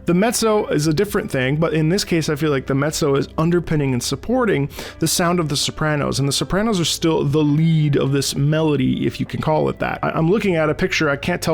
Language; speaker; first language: English; native; English